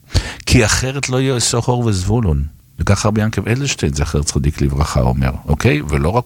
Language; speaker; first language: Hebrew; native; Hebrew